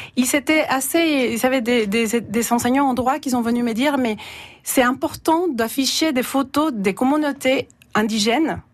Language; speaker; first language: French; non-native, fluent; Spanish